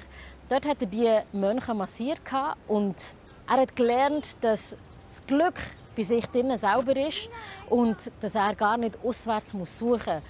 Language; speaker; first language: German; native; German